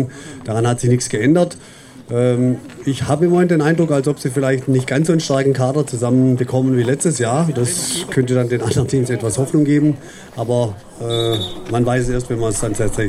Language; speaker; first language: German; native; German